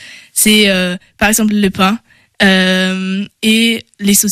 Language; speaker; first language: French; non-native, learner; German